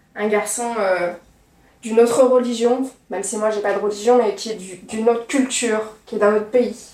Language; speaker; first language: French; native; French